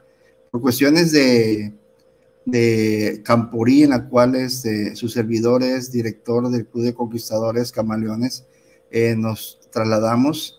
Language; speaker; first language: Spanish; native; Spanish